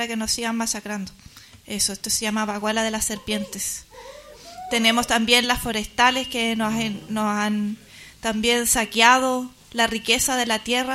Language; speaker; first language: Spanish; native; Spanish